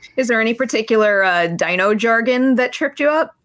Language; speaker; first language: English; native; English